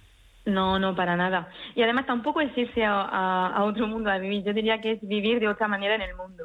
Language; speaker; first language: Spanish; early bilingual, heritage; French